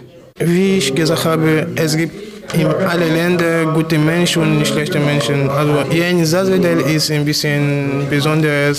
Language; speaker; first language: German; non-native, learner; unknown